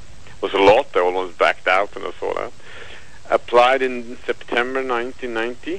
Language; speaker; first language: English; non-native, fluent; Swedish